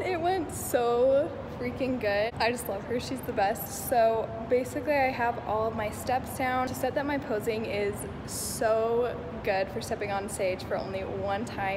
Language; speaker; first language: English; native; English